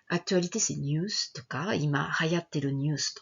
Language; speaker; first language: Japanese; non-native, fluent; French